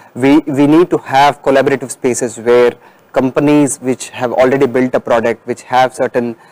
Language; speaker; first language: English; non-native, local second language; Tamil